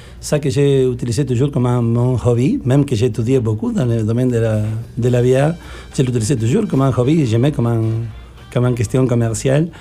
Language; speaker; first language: French; non-native, fluent; Spanish